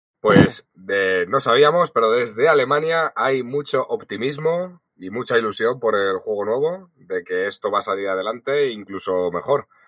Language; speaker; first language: Spanish; native; Spanish